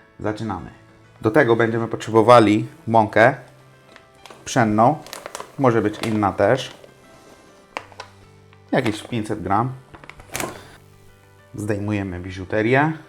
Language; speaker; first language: Polish; non-native, fluent; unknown